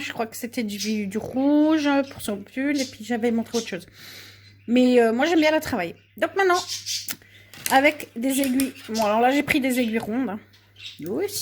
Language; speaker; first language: French; native; French